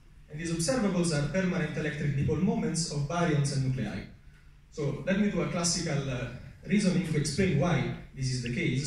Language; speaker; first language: English; non-native, fluent; Italian